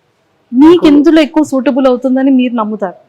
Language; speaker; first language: Telugu; native; Telugu